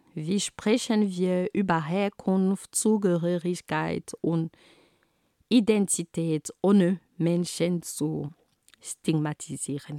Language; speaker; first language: German; non-native, fluent; Ghomala